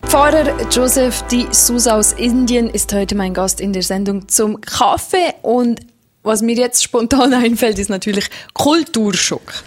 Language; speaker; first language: German; native; German